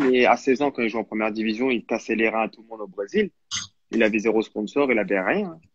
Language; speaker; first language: French; native; French